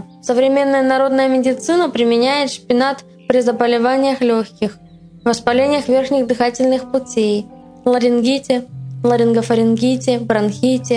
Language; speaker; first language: Russian; native; Russian